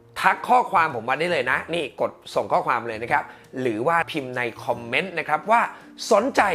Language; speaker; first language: Thai; native; Thai